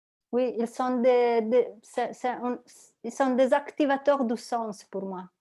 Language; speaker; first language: French; non-native, learner; Italian